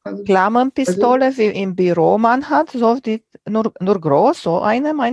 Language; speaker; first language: German; non-native, fluent; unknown